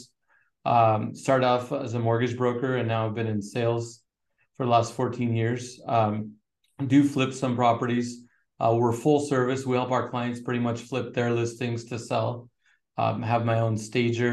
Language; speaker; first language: English; native; English